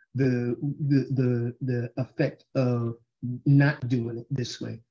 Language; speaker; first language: English; native; English